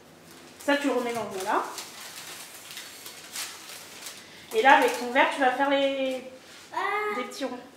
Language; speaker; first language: French; native; French